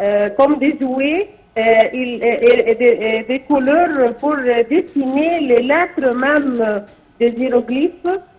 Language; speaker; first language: French; non-native, fluent; Arabic